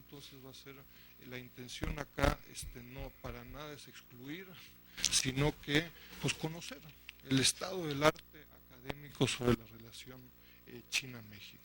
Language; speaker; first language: Spanish; native; Spanish